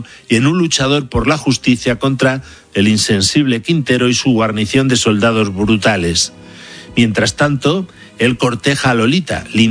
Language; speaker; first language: Spanish; native; Spanish